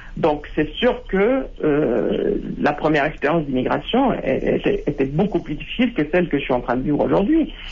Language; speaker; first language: French; non-native, local second language; Arabic